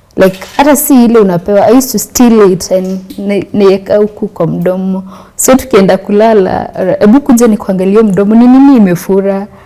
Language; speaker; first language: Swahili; non-native, local second language; Meru